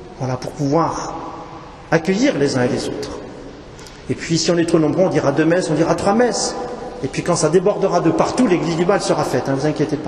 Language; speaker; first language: French; native; French